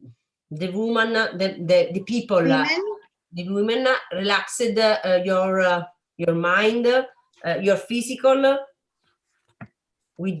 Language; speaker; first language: English; non-native, learner; Italian